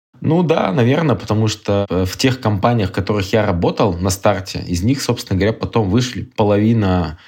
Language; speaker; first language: Russian; native; Russian